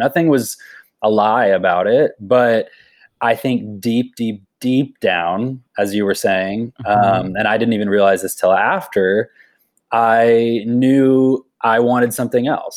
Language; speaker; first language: English; native; English